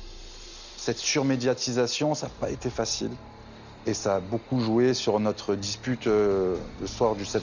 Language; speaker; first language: French; native; French